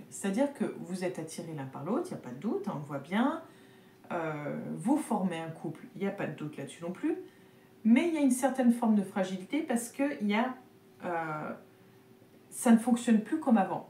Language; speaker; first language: French; native; French